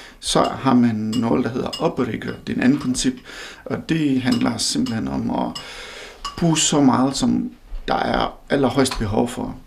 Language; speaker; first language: Danish; non-native, fluent; Hindi